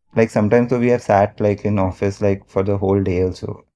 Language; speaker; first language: English; non-native, local second language; Marathi